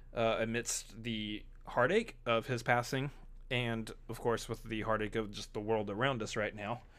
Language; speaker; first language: English; native; English